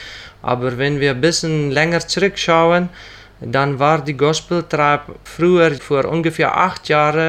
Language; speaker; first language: German; non-native, local second language; Plautdietsch